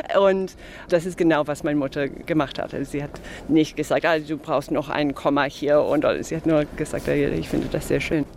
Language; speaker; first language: German; non-native, fluent; English